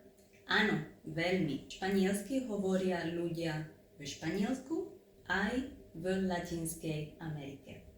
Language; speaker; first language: Slovak; non-native, learner; Spanish